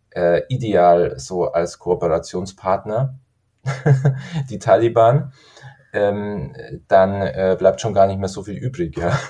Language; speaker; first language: German; native; German